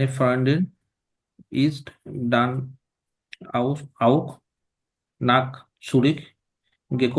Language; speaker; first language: German; non-native, learner; Bangla